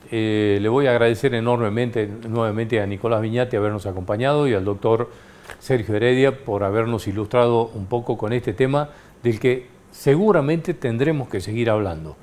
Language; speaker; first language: Spanish; native; Spanish